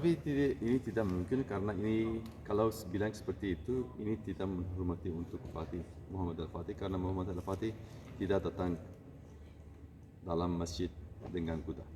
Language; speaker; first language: Indonesian; non-native, learner; Turkish